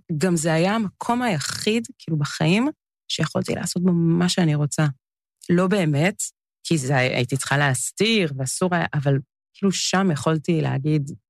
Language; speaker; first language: Hebrew; early bilingual, other home language; English